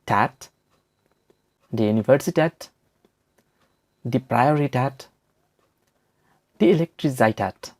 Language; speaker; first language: German; non-native, fluent; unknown